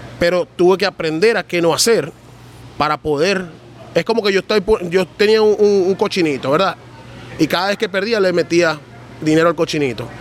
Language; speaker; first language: Spanish; early bilingual, heritage; Spanish